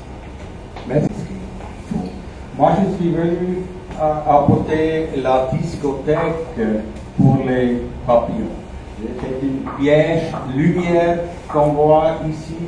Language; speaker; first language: French; non-native, fluent; German